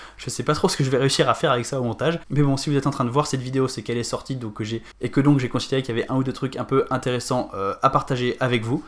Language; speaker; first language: French; native; French